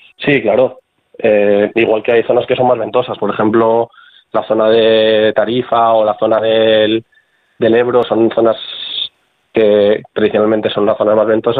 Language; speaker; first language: Spanish; native; Spanish